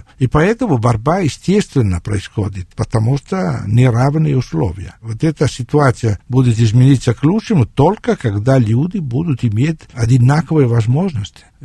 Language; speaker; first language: Russian; non-native, fluent; Italian